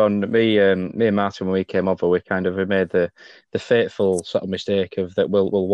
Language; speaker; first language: English; native; English